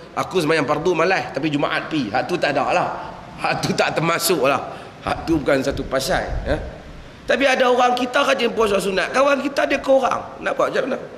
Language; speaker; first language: Malay; native; Malay